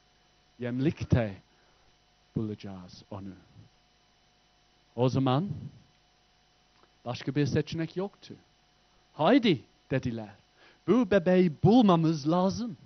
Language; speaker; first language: Turkish; non-native, fluent; English